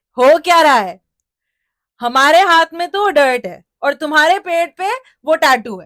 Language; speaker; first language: Hindi; early bilingual, heritage; Hindi